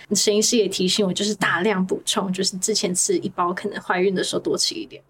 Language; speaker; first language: Chinese; early bilingual, other home language; Hebrew